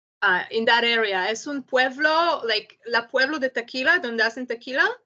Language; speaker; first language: Spanish; non-native, learner; English